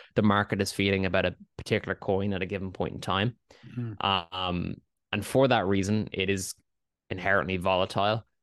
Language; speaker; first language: English; native; English